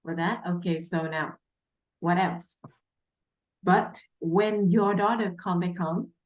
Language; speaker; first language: English; non-native, fluent; Vietnamese